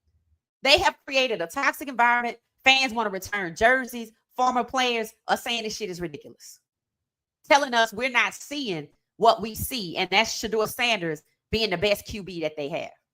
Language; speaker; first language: English; native; English